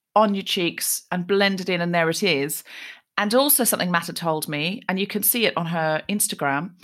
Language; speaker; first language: English; native; English